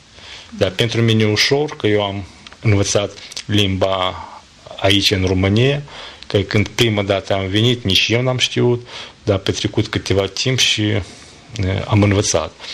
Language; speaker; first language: Romanian; non-native, learner; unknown